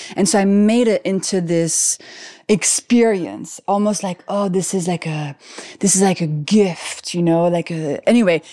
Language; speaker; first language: English; non-native, fluent; French